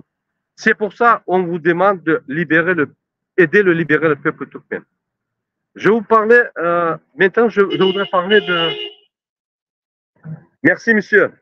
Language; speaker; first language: French; non-native, learner; Turkmen